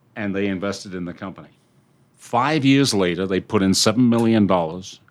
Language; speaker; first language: English; native; English